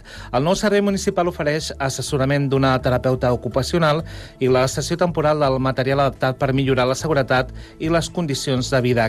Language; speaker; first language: Catalan; native; Catalan